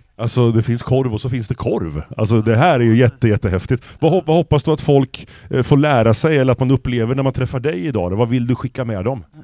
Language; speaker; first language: Swedish; native; Swedish